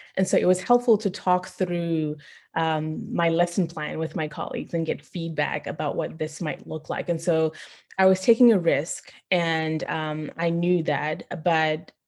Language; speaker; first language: English; non-native, local second language; Shona